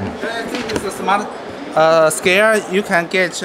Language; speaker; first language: English; non-native, learner; Chinese